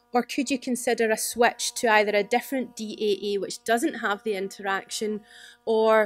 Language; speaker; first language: English; native; English